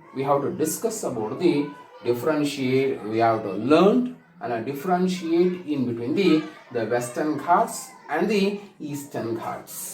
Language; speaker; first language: English; non-native, local second language; Kannada